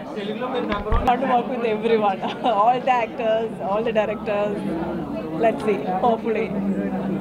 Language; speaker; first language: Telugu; non-native, learner; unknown